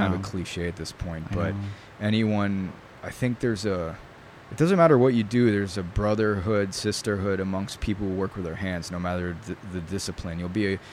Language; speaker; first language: English; early bilingual, other home language; Italian